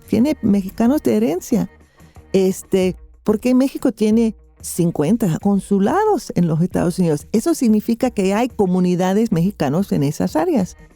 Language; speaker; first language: Spanish; non-native, fluent; English